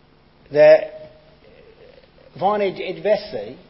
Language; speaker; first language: Hungarian; non-native, fluent; English